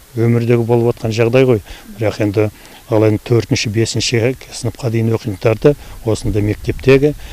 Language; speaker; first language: Kazakh; native; Kazakh